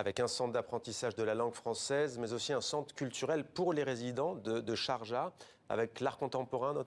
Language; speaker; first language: French; native; French